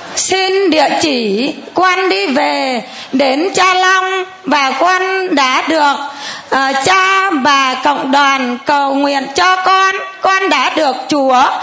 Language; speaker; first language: Vietnamese; non-native, local second language; Muong